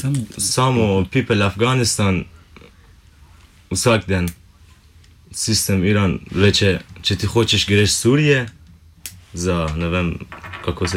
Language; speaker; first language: Slovenian; non-native, learner; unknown